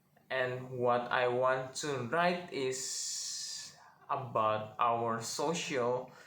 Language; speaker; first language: English; non-native, learner; Indonesian